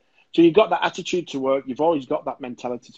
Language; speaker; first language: English; native; English